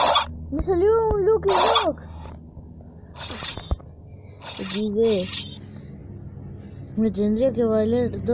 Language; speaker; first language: Spanish; native; Spanish